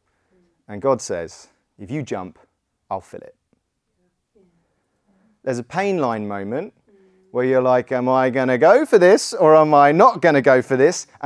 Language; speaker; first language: English; native; English